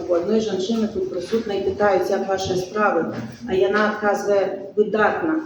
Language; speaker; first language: Belarusian; non-native, local second language; Russian